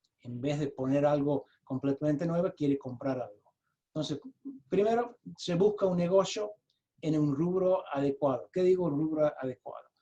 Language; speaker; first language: Spanish; early bilingual, heritage; Spanish